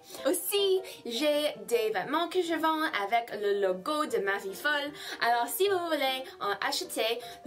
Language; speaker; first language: French; non-native, learner; English